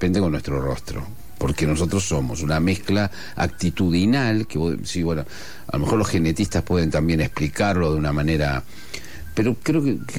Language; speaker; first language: Spanish; non-native, local second language; Asturian